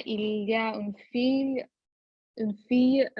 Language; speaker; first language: French; non-native, learner; Russian